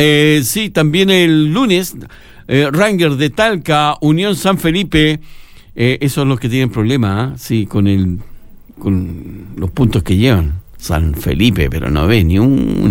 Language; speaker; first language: Spanish; native; Spanish